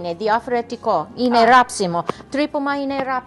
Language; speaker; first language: Greek; non-native, learner; English